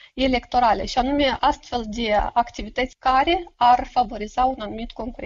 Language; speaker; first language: Romanian; native; Romanian